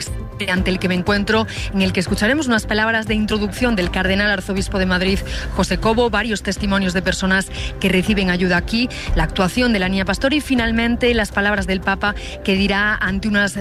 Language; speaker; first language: Spanish; native; Spanish